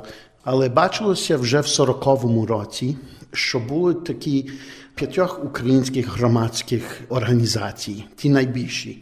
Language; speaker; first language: Ukrainian; early bilingual, heritage; Ukrainian